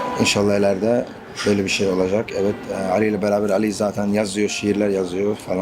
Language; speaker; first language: Turkish; non-native, learner; Arabic